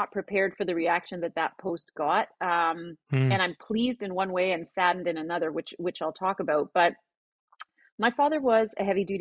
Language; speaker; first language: English; native; English